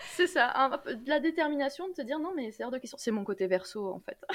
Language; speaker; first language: French; native; French